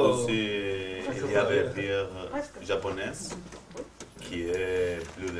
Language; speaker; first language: French; non-native, fluent; Spanish